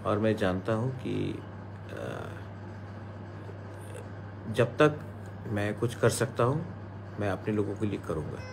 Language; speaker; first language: Hindi; non-native, local second language; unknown